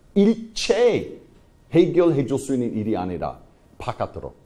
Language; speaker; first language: Korean; non-native, fluent; English